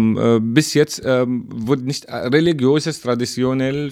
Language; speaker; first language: German; non-native, learner; Arabic